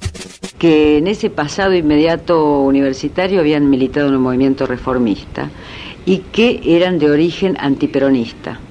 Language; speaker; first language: Spanish; native; Spanish